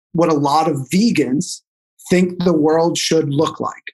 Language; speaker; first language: English; native; English